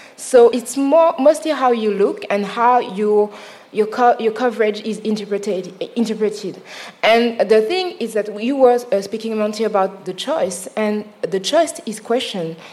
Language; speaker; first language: English; non-native, fluent; French